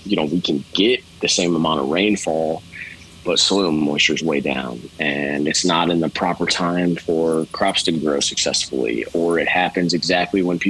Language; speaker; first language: English; native; English